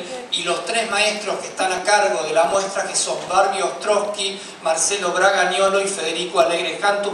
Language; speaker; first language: Spanish; native; Spanish